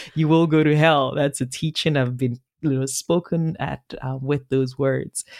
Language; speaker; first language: English; non-native, local second language; Igbo